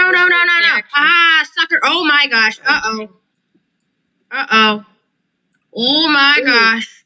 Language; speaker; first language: English; native; English